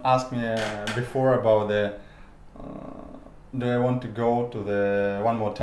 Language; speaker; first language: English; non-native, learner; Russian